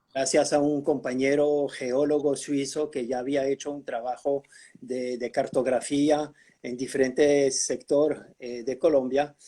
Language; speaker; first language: Spanish; early bilingual, heritage; Spanish